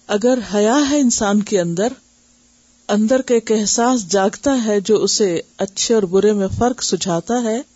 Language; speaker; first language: Urdu; native; Urdu